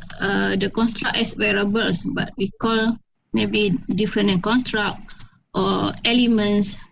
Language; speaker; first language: English; non-native, fluent; Malay